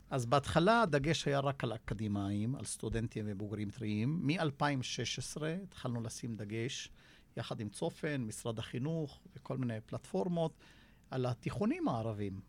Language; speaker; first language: Hebrew; non-native, local second language; Arabic